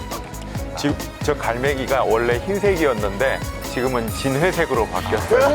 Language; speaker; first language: Korean; native; Korean